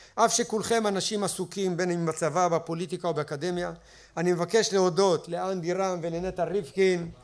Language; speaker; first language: Hebrew; native; Hebrew